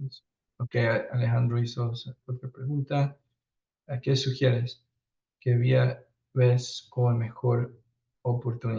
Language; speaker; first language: Spanish; early bilingual, heritage; Spanish